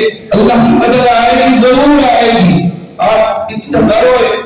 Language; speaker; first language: Urdu; native; Urdu